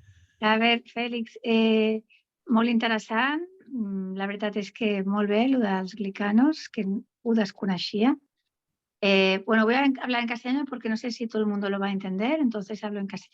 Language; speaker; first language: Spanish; non-native, local second language; Catalan